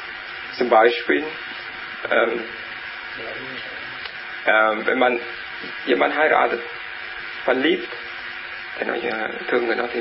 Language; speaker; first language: German; non-native, learner; Vietnamese